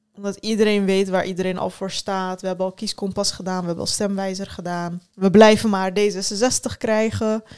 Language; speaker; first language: Dutch; early bilingual, other home language; Turkish